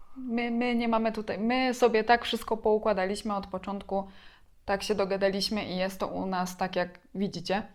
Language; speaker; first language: Polish; native; Polish